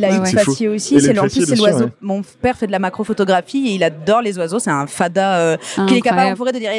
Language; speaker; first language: French; native; French